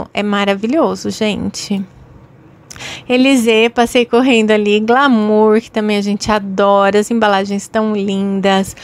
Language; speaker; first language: Portuguese; native; Portuguese